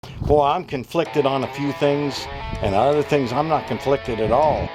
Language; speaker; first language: English; native; English